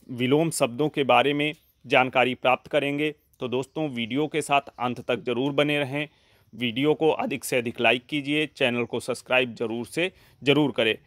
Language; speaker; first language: Hindi; native; Hindi